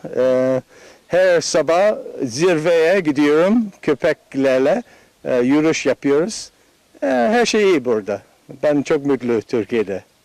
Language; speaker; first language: Turkish; non-native, learner; English